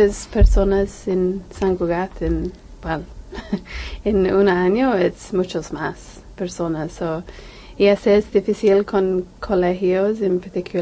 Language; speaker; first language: Spanish; non-native, learner; English